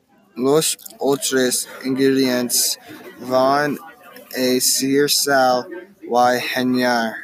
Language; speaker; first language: Spanish; non-native, learner; English